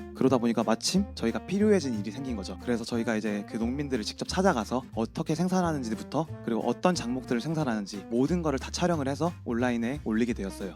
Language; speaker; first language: Korean; native; Korean